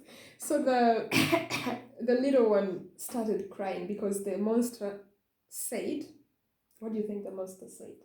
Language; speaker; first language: English; non-native, fluent; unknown